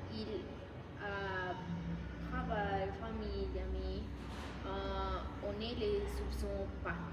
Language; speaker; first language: French; non-native, learner; Spanish